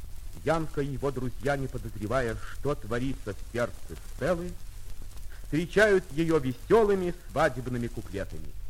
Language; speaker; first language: Russian; native; Russian